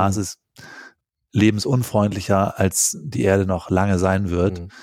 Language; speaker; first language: German; native; German